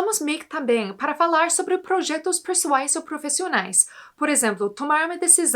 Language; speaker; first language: Portuguese; non-native, fluent; English